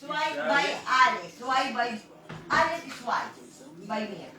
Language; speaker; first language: German; non-native, learner; Filipino